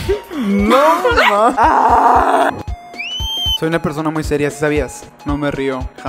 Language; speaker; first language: Spanish; native; Spanish